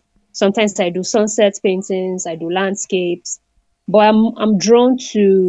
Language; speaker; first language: English; non-native, local second language; Igbo